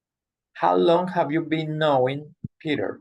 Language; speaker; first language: English; non-native, fluent; Spanish